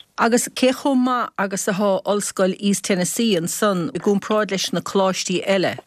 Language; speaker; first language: Irish; native; Irish